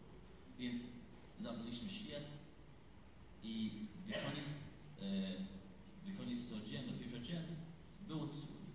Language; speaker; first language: Polish; non-native, learner; English